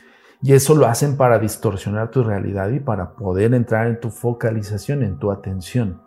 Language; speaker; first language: Spanish; native; Spanish